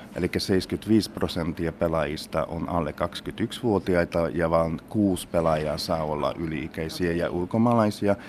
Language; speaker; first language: Finnish; non-native, fluent; Hungarian